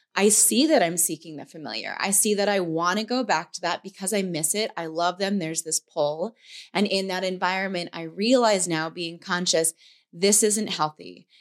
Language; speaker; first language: English; native; English